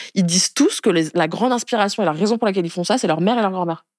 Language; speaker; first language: French; native; French